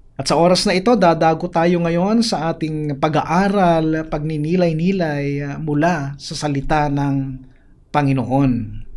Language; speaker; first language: Filipino; native; Filipino